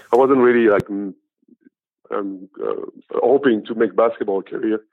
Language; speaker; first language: English; non-native, fluent; French